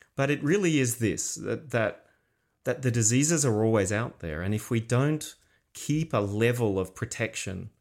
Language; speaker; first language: English; native; English